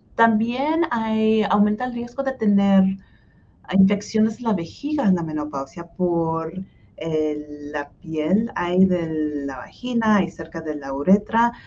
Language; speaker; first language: Spanish; early bilingual, heritage; Spanish